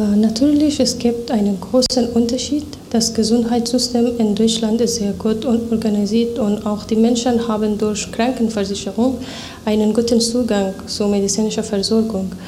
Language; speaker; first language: German; non-native, fluent; Persian